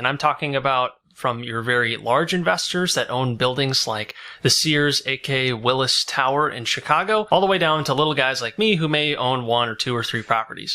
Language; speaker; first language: English; native; English